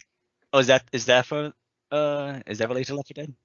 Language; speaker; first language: English; native; English